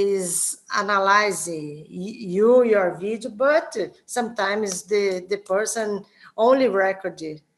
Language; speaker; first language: English; non-native, learner; Portuguese